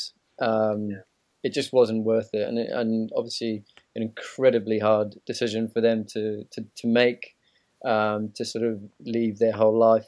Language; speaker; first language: English; native; English